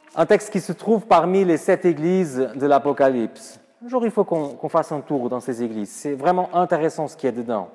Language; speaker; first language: French; non-native, fluent; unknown